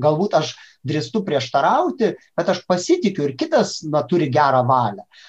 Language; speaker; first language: Lithuanian; native; Lithuanian